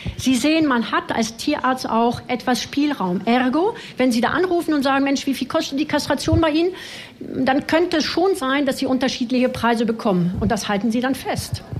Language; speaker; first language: German; non-native, fluent; French